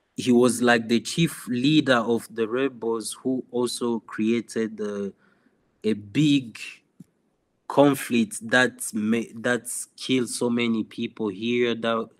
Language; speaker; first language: English; non-native, fluent; Swahili